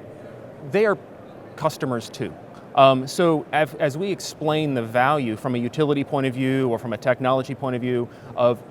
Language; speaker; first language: English; native; English